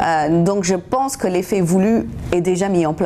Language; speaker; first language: French; non-native, fluent; English